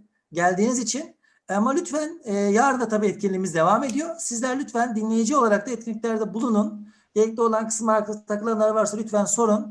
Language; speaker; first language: Turkish; native; Turkish